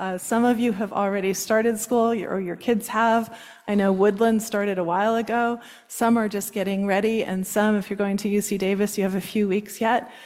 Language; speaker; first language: English; native; English